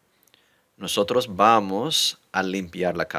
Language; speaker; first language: Spanish; non-native, fluent; English